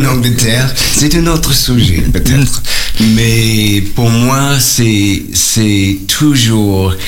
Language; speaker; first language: French; non-native, learner; English